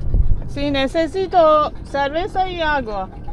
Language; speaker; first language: Spanish; non-native, learner; Turkish